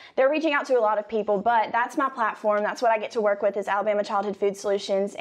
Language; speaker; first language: English; native; English